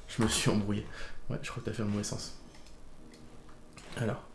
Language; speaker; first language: French; native; French